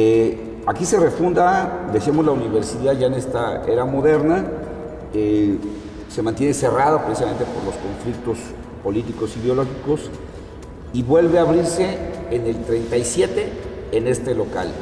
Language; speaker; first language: Spanish; native; Spanish